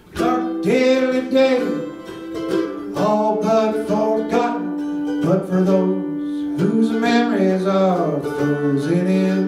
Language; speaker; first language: English; native; English